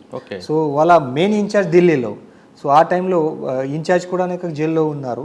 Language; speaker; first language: Telugu; non-native, fluent; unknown